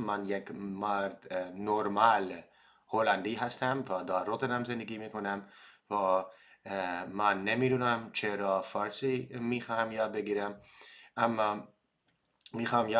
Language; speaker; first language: Persian; non-native, learner; Dutch